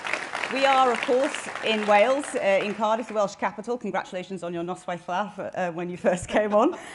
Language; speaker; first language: English; native; English